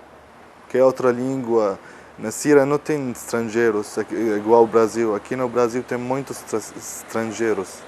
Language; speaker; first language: Portuguese; non-native, learner; Arabic